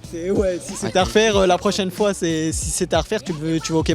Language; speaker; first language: French; native; French